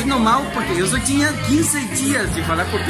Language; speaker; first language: Portuguese; non-native, learner; Spanish